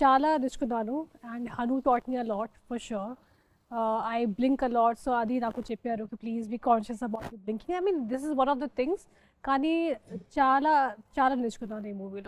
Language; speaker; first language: Telugu; non-native, fluent; Hindi